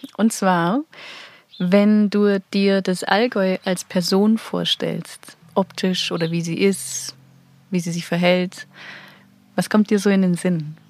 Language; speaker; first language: German; native; German